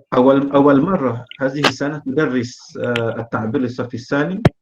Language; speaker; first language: Arabic; non-native, fluent; Malay